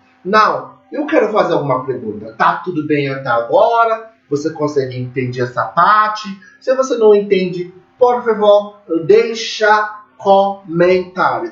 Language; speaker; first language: Portuguese; non-native, fluent; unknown